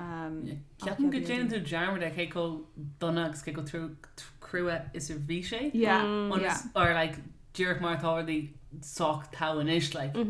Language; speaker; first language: Irish; non-native, local second language; English